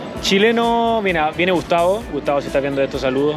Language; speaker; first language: Spanish; native; Spanish